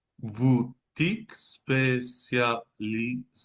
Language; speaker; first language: French; non-native, learner; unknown